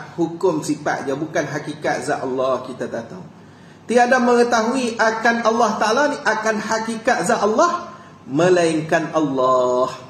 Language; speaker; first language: Malay; native; Malay